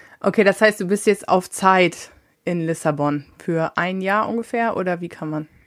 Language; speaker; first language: German; native; German